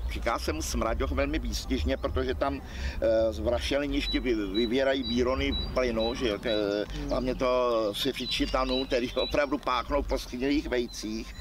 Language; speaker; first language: Czech; native; Czech